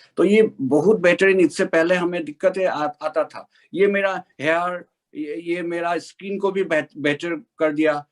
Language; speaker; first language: Hindi; non-native, local second language; Assamese